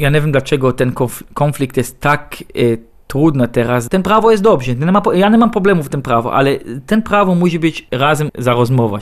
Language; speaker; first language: Polish; non-native, learner; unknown